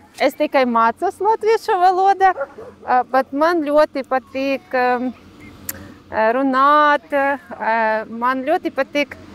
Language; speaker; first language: Latvian; non-native, learner; Ukrainian